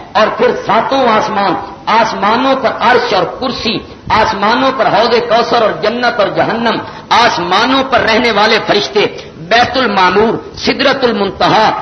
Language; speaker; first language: Urdu; non-native, local second language; Punjabi